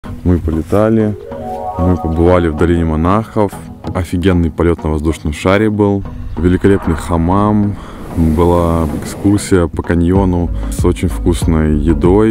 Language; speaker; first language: Russian; native; Russian